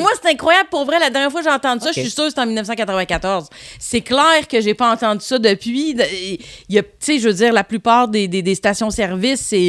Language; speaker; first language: French; native; French